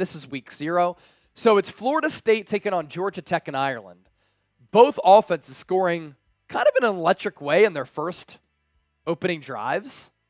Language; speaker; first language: English; native; English